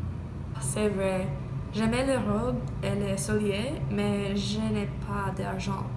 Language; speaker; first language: French; non-native, learner; English